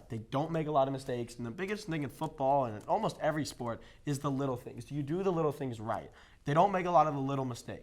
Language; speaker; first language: English; native; English